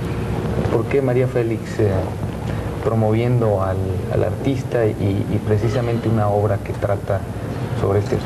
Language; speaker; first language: Spanish; native; Spanish